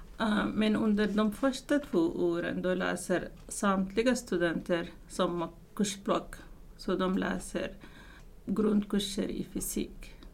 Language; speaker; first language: Swedish; non-native, fluent; Arabic